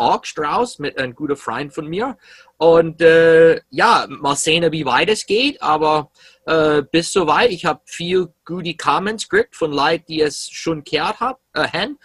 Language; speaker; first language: German; early bilingual, heritage; English